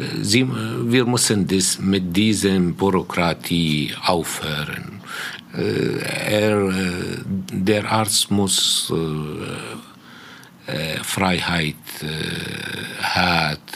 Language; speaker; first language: German; non-native, fluent; Arabic